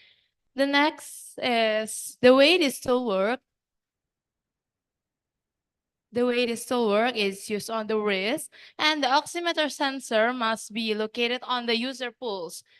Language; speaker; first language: English; non-native, local second language; Indonesian